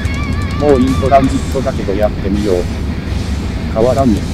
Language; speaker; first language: Japanese; native; Japanese